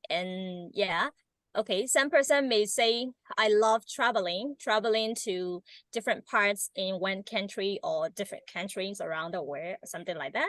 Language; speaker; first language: English; non-native, learner; Burmese